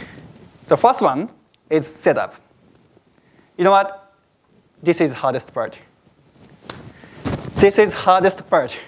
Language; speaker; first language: English; non-native, fluent; Japanese